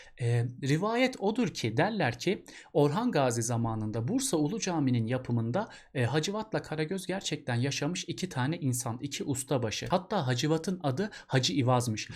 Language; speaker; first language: Turkish; native; Turkish